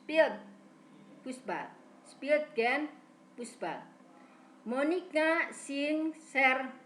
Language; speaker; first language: German; non-native, fluent; Indonesian